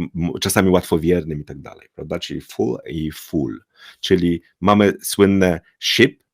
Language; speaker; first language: Polish; native; Polish